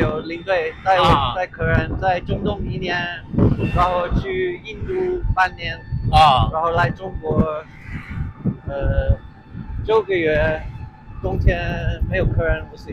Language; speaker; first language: Chinese; non-native, fluent; English